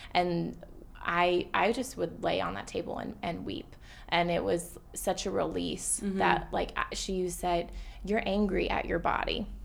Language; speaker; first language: English; native; English